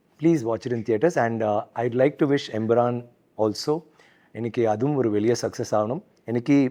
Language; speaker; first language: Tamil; non-native, learner; Malayalam